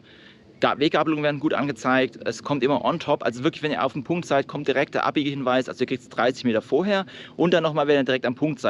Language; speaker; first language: German; native; German